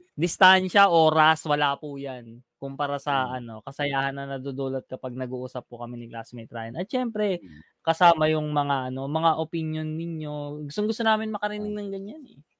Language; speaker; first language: Filipino; native; Filipino